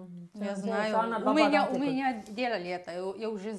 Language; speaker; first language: Russian; non-native, learner; Estonian